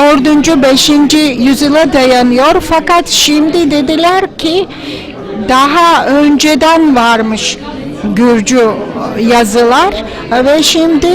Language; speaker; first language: Turkish; non-native, fluent; Georgian